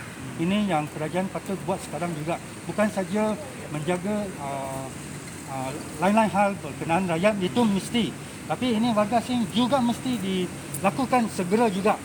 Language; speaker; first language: Malay; native; Malay